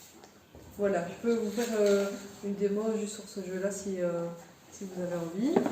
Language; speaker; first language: French; native; French